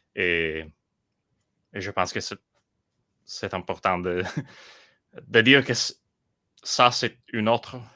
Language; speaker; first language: French; non-native, learner; Italian